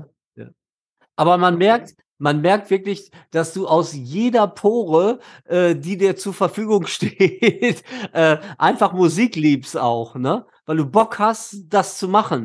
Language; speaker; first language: German; native; German